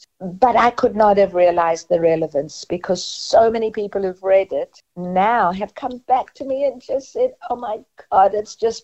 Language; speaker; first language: English; native; English